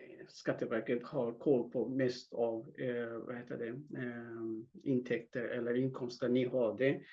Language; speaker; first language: Swedish; non-native, fluent; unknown